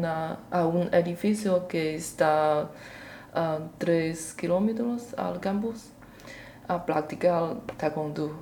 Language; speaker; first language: Spanish; non-native, learner; Chinese